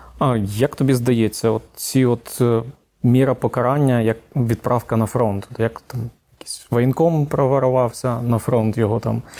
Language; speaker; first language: Ukrainian; native; Ukrainian